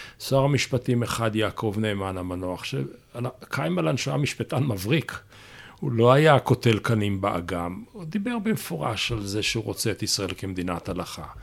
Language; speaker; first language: Hebrew; native; Hebrew